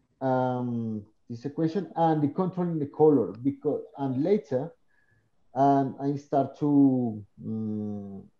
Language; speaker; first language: English; non-native, learner; Spanish